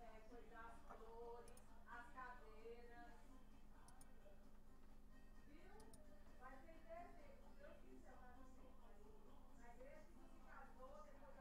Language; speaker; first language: Portuguese; native; Portuguese